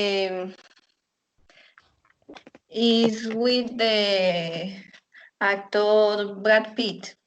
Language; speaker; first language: English; non-native, learner; Spanish